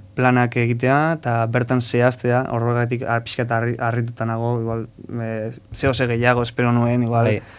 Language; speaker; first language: Basque; native; Basque